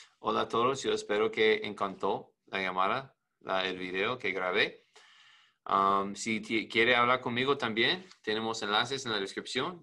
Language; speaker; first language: Spanish; non-native, learner; English